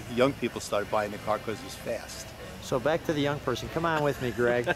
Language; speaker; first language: English; native; English